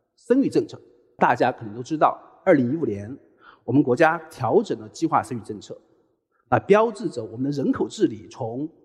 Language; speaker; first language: Chinese; native; Chinese